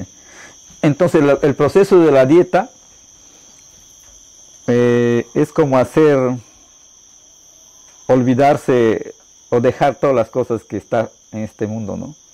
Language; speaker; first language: Spanish; non-native, local second language; Shipibo-Conibo